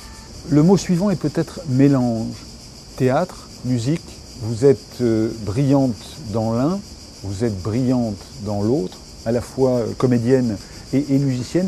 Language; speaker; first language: French; native; French